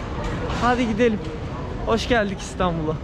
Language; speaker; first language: Turkish; native; Turkish